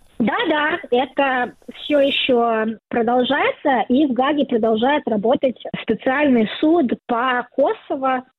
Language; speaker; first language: Russian; non-native, fluent; Serbian